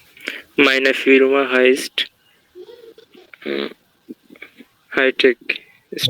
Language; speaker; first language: German; non-native, learner; Bangla